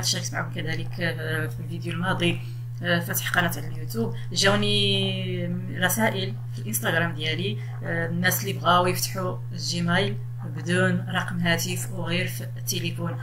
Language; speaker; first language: Arabic; native; Arabic